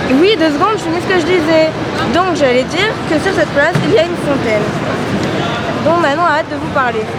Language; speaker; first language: French; native; French